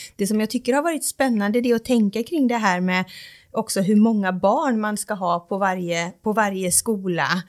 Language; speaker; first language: Swedish; native; Swedish